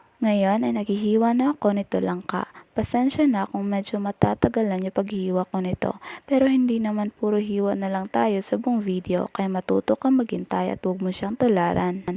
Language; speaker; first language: Filipino; non-native, local second language; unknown